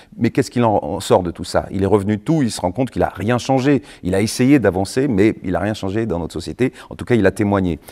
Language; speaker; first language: French; native; French